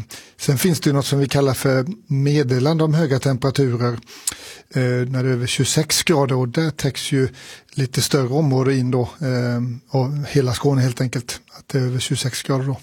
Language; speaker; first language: Swedish; native; Swedish